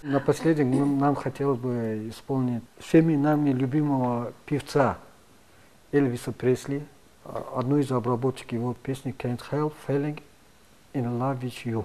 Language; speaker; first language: Russian; non-native, local second language; Tajik